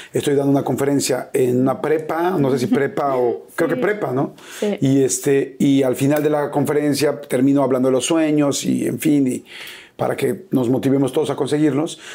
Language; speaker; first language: Spanish; native; Spanish